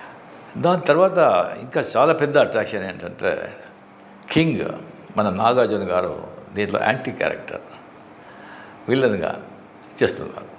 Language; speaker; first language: Telugu; non-native, local second language; Marathi